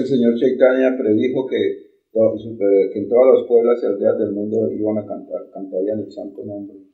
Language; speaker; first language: Spanish; native; Spanish